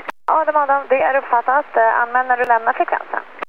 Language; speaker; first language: Swedish; native; Swedish